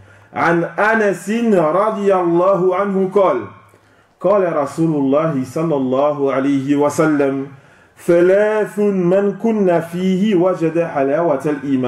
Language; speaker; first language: Arabic; non-native, fluent; French